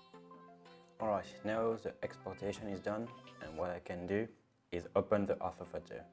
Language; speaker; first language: English; non-native, fluent; French